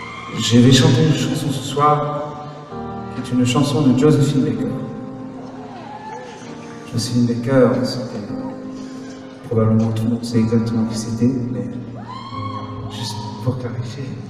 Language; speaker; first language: French; non-native, fluent; English